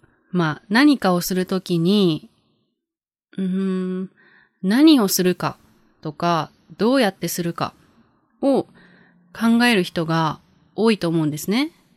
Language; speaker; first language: Japanese; native; Japanese